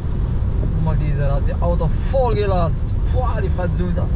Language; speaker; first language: German; non-native, fluent; Arabic